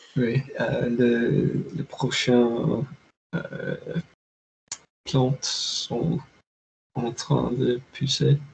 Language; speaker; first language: French; non-native, learner; English